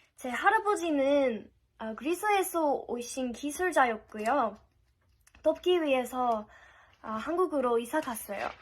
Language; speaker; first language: Korean; non-native, fluent; English